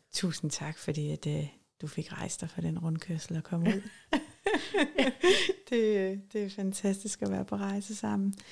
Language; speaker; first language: Danish; native; Danish